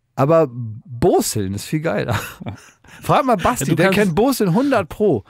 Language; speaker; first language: German; native; German